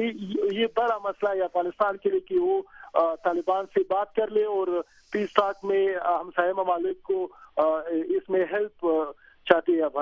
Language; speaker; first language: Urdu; non-native, learner; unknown